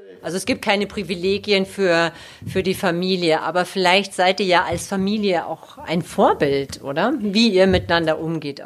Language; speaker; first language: German; native; German